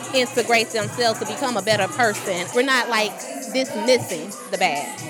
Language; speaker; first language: English; native; English